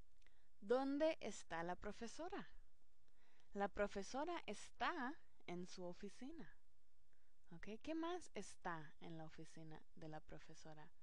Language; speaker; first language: Spanish; non-native, fluent; English